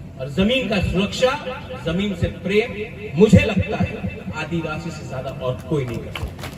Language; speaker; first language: Hindi; non-native, local second language; Kok Borok